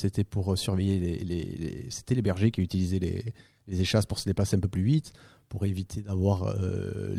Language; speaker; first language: French; native; French